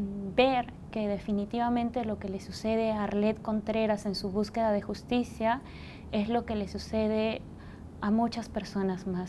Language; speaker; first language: Spanish; native; Spanish